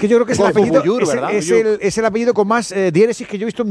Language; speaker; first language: Spanish; native; Spanish